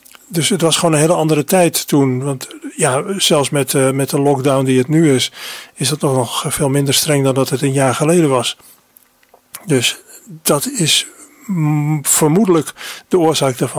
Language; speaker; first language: Dutch; native; Dutch